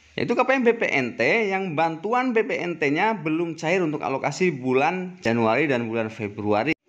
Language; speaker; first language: Indonesian; native; Indonesian